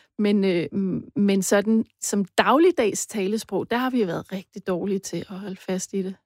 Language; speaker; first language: Danish; native; Danish